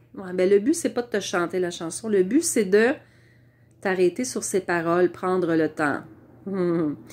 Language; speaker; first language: French; native; French